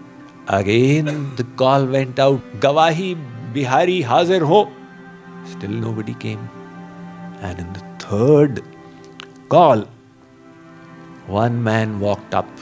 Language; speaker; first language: English; non-native, local second language; Hindi